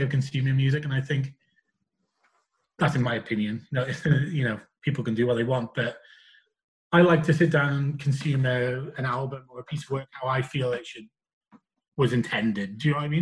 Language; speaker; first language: English; native; English